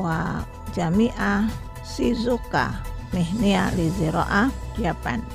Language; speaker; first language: Arabic; non-native, learner; Indonesian